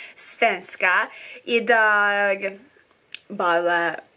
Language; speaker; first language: Swedish; non-native, learner; English